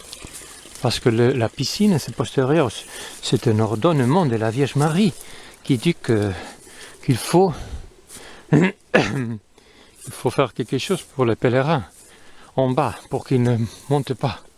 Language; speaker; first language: French; non-native, fluent; Spanish